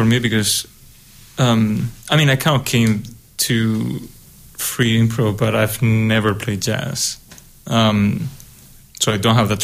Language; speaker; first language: English; non-native, fluent; Spanish